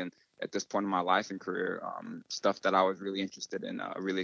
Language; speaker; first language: English; early bilingual, other home language; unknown